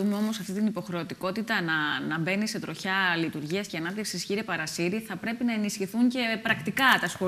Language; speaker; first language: Greek; native; Greek